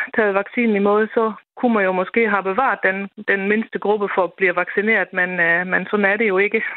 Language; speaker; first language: Danish; non-native, fluent; German